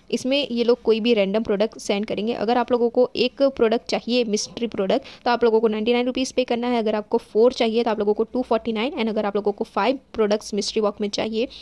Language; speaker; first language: Hindi; native; Hindi